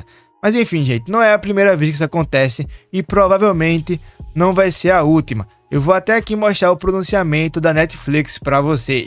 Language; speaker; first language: Portuguese; native; Portuguese